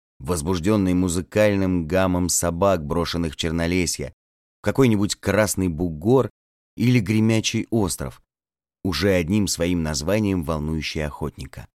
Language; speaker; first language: Russian; native; Russian